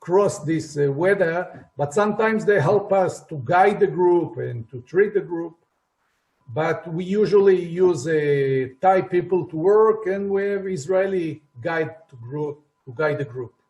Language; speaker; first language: English; non-native, fluent; Hebrew